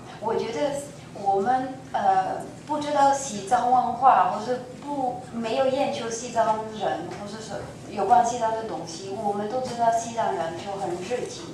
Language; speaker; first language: Chinese; non-native, fluent; French